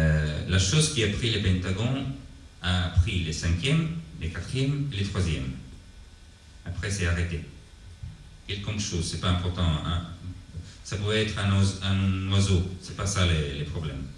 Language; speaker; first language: French; non-native, learner; Italian